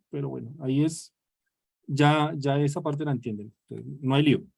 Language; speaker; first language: Spanish; native; Spanish